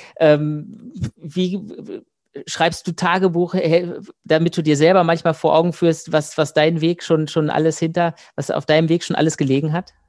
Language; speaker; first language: German; native; German